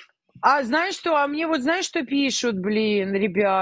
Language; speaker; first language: Russian; native; Russian